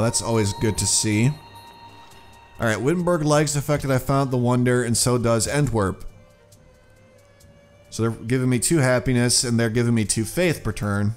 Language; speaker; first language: English; native; English